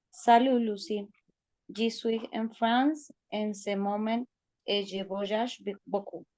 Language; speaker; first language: French; non-native, learner; Spanish